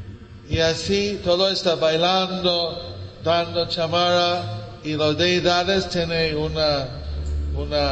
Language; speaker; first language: Spanish; non-native, learner; English